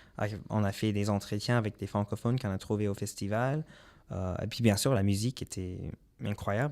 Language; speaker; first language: French; non-native, local second language; English